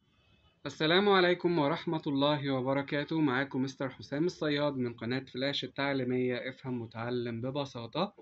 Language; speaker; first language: Arabic; native; Arabic